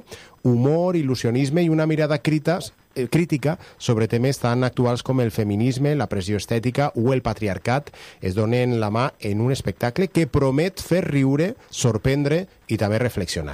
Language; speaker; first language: Catalan; native; Catalan